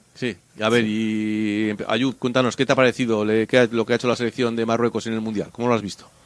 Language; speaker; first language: Spanish; native; Spanish